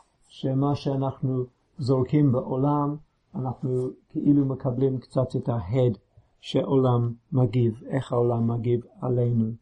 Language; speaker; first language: Hebrew; non-native, fluent; English